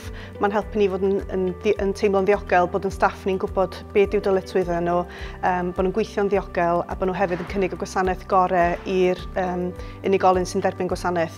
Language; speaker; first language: Welsh; native; Welsh